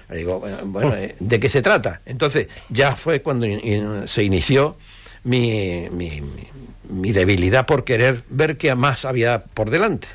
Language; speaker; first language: Spanish; native; Spanish